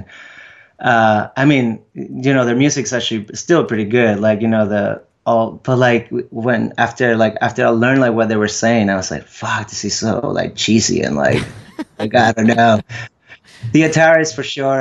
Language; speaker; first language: English; non-native, fluent; Spanish